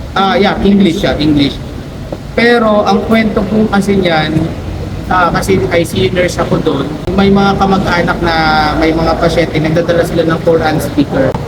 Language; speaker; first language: Filipino; native; Filipino